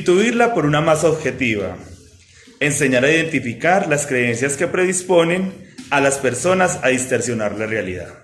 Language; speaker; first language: Spanish; native; Spanish